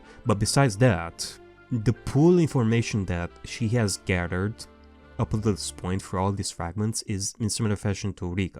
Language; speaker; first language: English; native; English